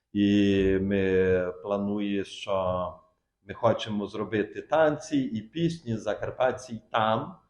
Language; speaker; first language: Ukrainian; early bilingual, heritage; Portuguese